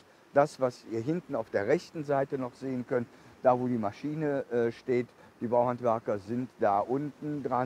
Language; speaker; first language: German; native; German